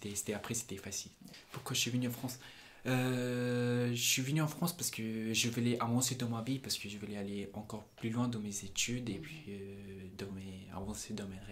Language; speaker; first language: French; non-native, fluent; Punjabi